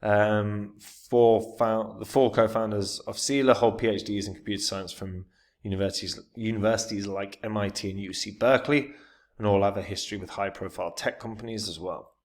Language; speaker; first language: English; native; English